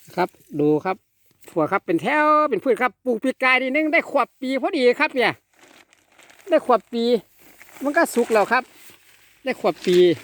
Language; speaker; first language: Thai; native; Thai